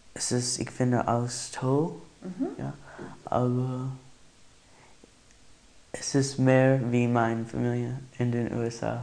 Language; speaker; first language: German; non-native, learner; English